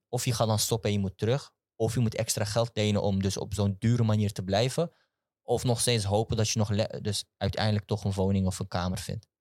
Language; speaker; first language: Dutch; early bilingual, other home language; Turkish